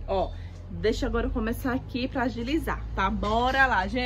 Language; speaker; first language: Portuguese; native; Portuguese